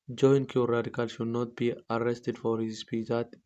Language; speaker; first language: English; non-native, local second language; Amharic